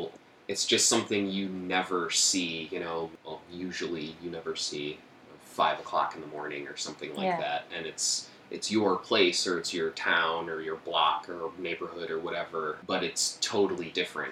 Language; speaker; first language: English; native; English